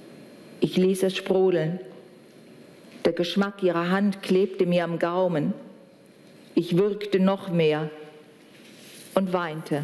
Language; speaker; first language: German; native; German